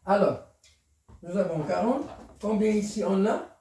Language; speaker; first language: French; non-native, local second language; Arabic